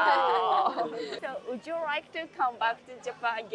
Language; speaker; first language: English; non-native, learner; Japanese